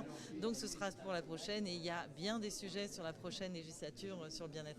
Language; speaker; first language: French; native; French